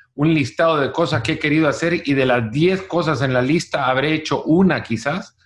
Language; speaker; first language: Spanish; native; Spanish